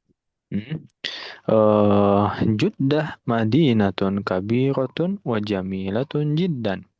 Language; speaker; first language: Arabic; non-native, fluent; Indonesian